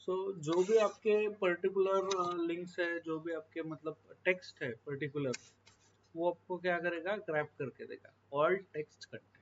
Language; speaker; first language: Hindi; non-native, local second language; Marathi